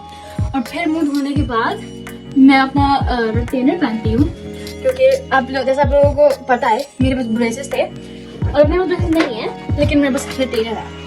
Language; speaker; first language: Hindi; early bilingual, heritage; Hindi